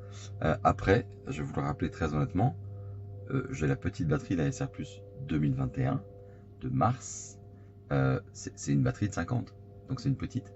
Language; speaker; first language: French; native; French